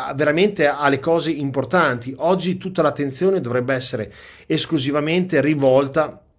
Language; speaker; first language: Italian; native; Italian